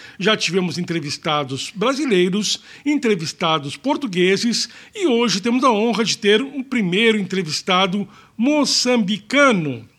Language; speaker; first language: Portuguese; native; Portuguese